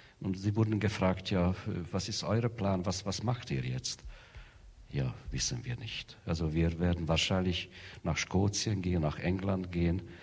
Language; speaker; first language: German; non-native, fluent; Hungarian